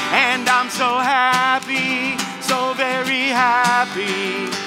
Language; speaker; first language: English; native; English